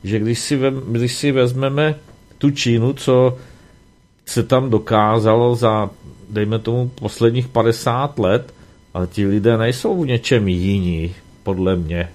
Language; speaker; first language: Czech; native; Czech